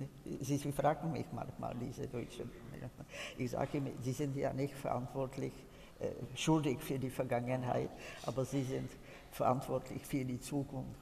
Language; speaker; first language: German; non-native, fluent; Czech